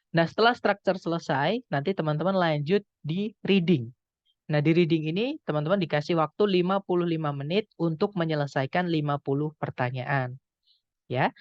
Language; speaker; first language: Indonesian; non-native, local second language; Javanese